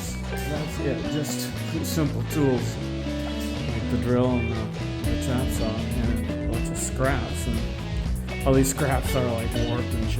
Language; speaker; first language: English; native; English